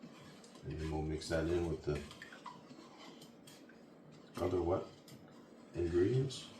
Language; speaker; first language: English; native; English